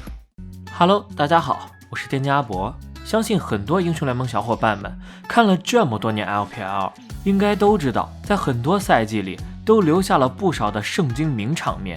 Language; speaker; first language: Chinese; native; Chinese